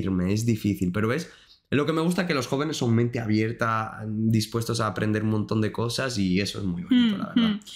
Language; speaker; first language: Spanish; native; Spanish